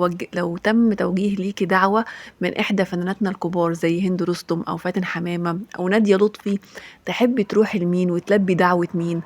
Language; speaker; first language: Arabic; native; Arabic